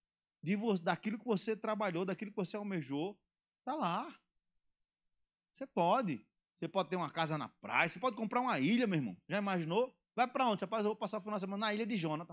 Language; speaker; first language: Portuguese; native; Portuguese